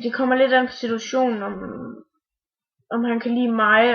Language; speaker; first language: Danish; native; Danish